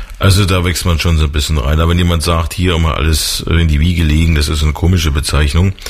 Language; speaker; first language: German; native; German